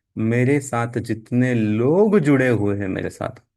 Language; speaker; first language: Hindi; non-native, local second language; Marathi